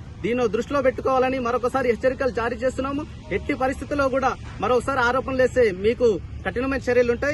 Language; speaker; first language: Telugu; native; Telugu